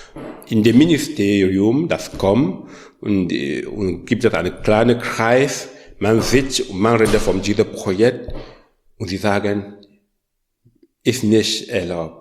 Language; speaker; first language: German; non-native, learner; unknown